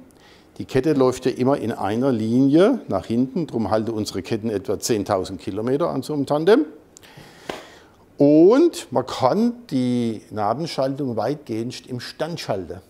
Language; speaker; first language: German; native; German